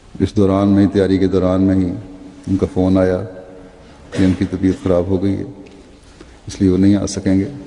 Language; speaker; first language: Urdu; native; Urdu